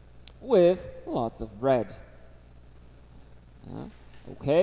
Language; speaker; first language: English; non-native, fluent; Portuguese